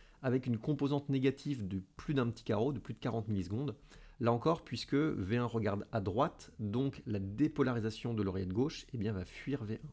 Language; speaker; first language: French; native; French